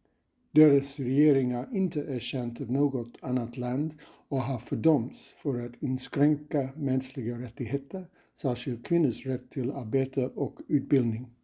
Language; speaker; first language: Swedish; non-native, fluent; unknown